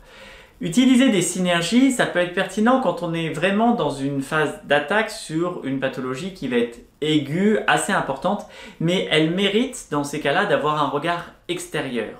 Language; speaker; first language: French; native; French